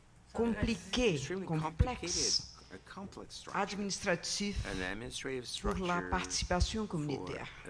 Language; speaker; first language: French; non-native, learner; Portuguese